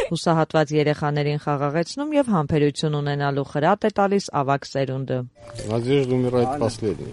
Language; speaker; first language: Armenian; native; Armenian